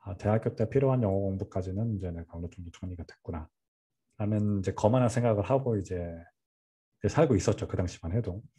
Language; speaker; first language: Korean; native; Korean